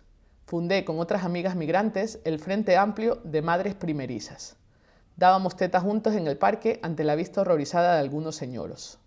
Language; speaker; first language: Spanish; native; Spanish